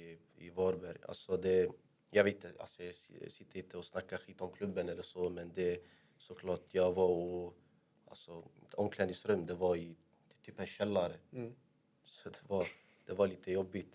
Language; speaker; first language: Swedish; early bilingual, other home language; Arabic